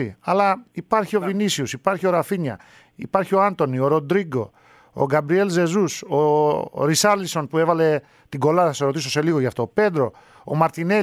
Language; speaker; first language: Greek; native; Greek